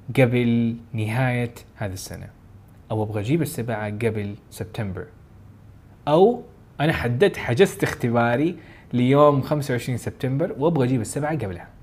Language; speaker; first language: Arabic; native; Arabic